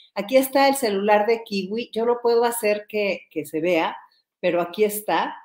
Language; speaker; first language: Spanish; native; Spanish